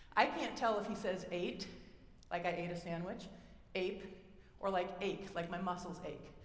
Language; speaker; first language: English; native; English